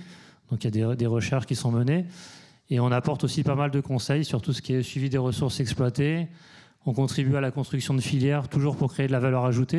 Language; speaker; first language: French; native; French